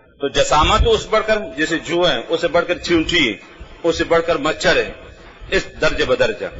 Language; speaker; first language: Urdu; non-native, local second language; Pashto